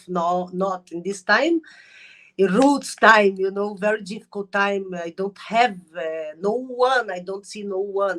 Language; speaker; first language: English; non-native, learner; Arabic